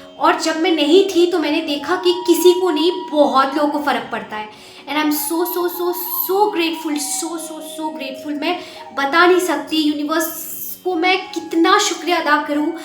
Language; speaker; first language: Hindi; non-native, local second language; Bangla